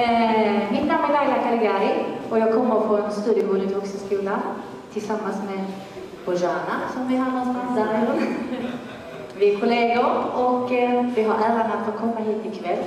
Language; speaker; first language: Swedish; non-native, fluent; Italian